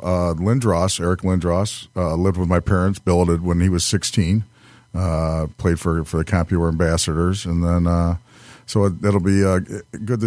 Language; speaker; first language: English; native; English